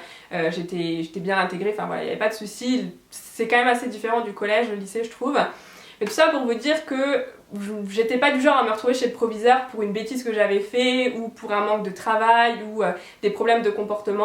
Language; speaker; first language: French; native; French